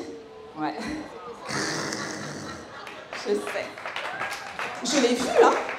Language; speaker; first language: French; native; French